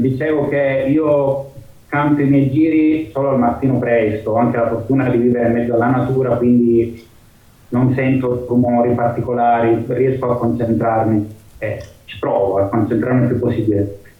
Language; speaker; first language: Italian; native; Italian